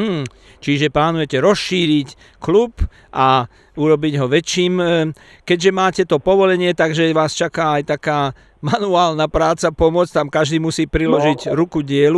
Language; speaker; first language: Slovak; native; Slovak